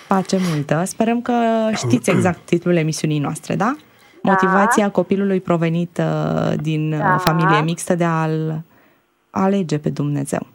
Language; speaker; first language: Romanian; native; Romanian